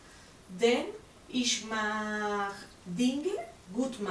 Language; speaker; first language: German; non-native, learner; Spanish